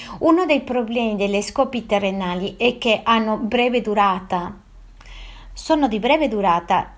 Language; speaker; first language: Italian; non-native, fluent; Spanish